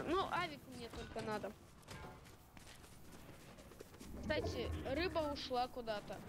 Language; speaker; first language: Russian; native; Russian